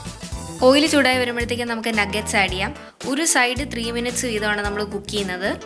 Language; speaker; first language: Malayalam; native; Malayalam